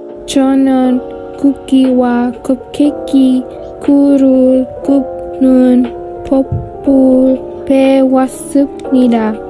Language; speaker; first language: Korean; non-native, learner; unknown